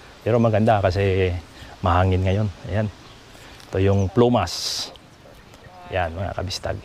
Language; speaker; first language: Filipino; non-native, local second language; Cebuano